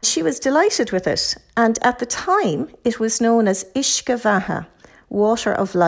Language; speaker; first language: English; native; English